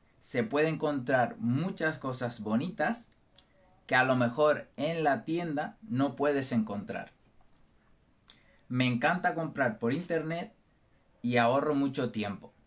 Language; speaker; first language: Spanish; non-native, learner; English